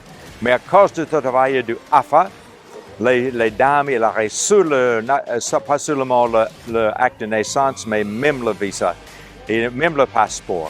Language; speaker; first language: French; non-native, local second language; Haitian Creole